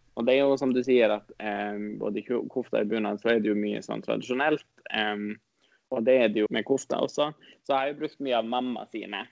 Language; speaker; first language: Norwegian; non-native, local second language; Northern Sami